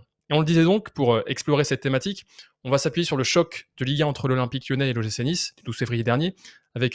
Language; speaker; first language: French; native; French